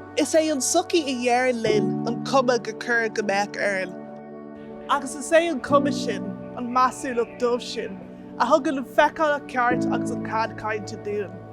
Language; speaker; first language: Irish; non-native, local second language; English